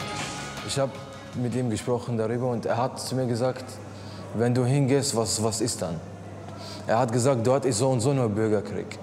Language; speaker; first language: German; non-native, learner; Arabic